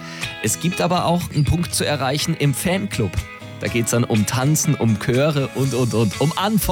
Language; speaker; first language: German; native; German